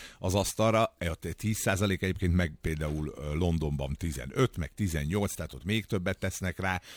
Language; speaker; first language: Hungarian; native; Hungarian